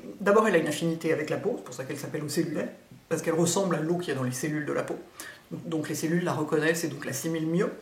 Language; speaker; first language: French; native; French